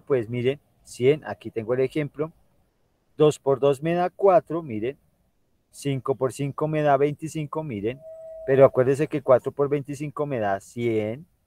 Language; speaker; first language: Spanish; native; Spanish